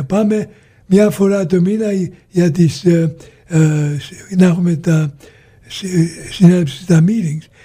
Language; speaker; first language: Greek; early bilingual, heritage; Greek